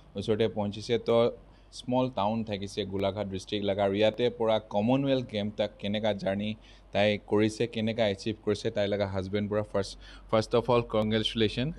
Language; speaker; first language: Assamese; non-native, local second language; Hindi